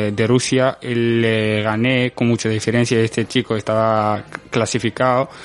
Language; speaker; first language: Spanish; non-native, fluent; Arabic